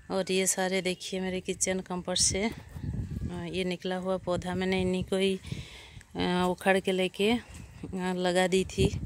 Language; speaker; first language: Hindi; non-native, local second language; Odia